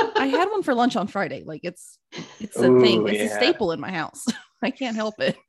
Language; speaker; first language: English; native; English